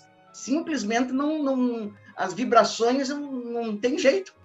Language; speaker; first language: Portuguese; native; Portuguese